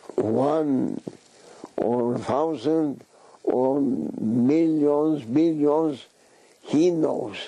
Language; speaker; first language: English; non-native, fluent; Turkish